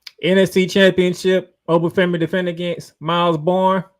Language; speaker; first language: English; native; English